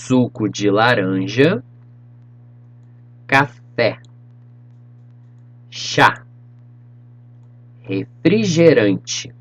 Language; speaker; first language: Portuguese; non-native, fluent; English